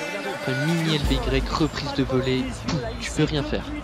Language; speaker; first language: French; native; French